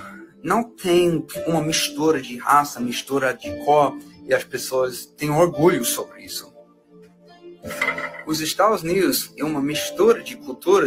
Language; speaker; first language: Portuguese; non-native, fluent; English